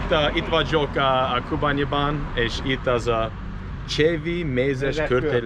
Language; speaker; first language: Hungarian; non-native, learner; English